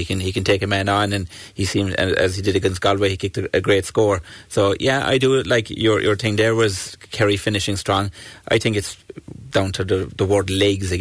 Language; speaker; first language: English; native; English